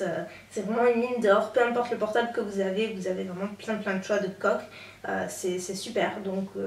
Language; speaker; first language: French; native; French